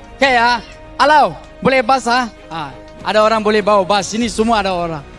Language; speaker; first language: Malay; non-native, local second language; Tamil